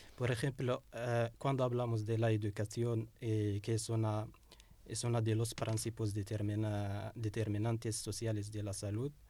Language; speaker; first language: Spanish; non-native, learner; Russian